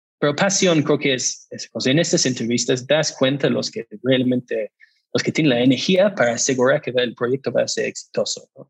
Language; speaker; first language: Spanish; non-native, fluent; English